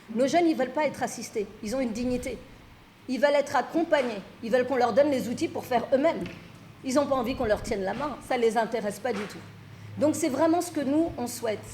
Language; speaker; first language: French; early bilingual, other home language; Fula